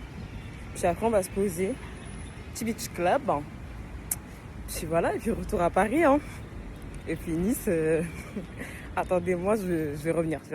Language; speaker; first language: French; native; French